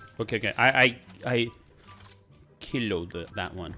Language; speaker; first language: English; native; English